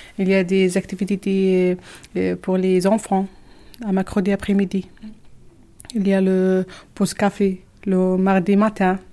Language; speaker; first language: French; non-native, learner; Arabic